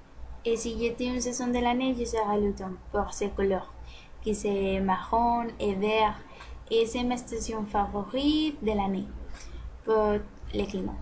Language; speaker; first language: French; non-native, learner; Spanish